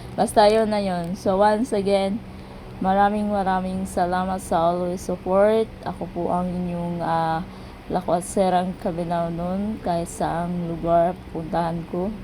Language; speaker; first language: Filipino; non-native, local second language; Cebuano